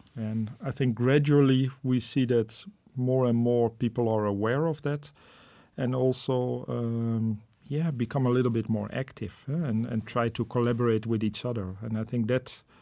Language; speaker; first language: English; non-native, fluent; Dutch